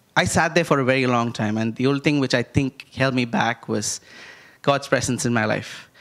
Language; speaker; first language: English; non-native, local second language; Malayalam